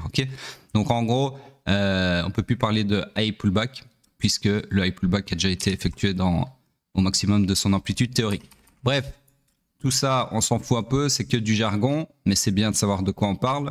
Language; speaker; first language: French; native; French